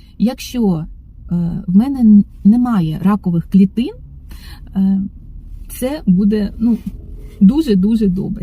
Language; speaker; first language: Ukrainian; non-native, local second language; Russian